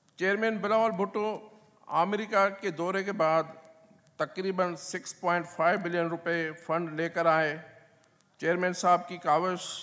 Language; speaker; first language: Urdu; non-native, local second language; Sindhi